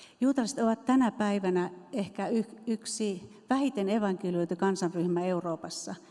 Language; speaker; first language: Finnish; native; Finnish